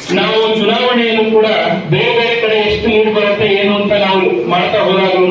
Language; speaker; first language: Kannada; native; Kannada